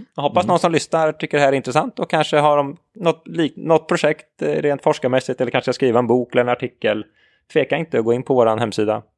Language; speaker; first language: Swedish; native; Swedish